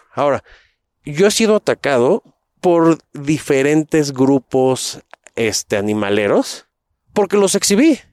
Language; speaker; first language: Spanish; native; Spanish